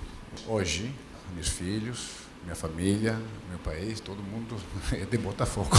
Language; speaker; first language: Portuguese; non-native, fluent; Dutch